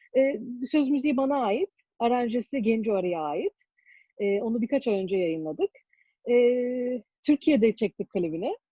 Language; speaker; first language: Turkish; early bilingual, heritage; Turkish